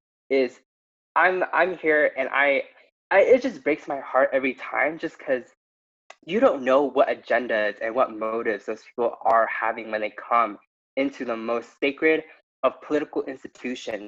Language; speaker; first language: English; native; English